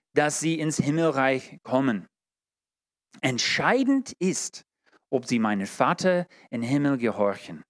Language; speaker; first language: German; non-native, learner; English